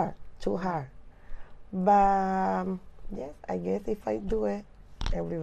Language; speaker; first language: English; non-native, learner; Spanish